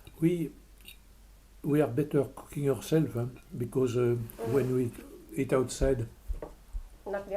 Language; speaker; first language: English; non-native, learner; French